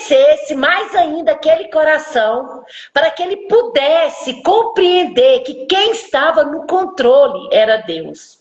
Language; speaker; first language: Portuguese; native; Portuguese